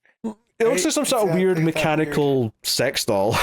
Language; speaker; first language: English; native; English